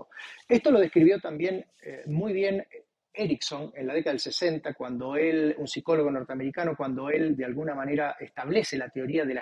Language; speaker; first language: Spanish; native; Spanish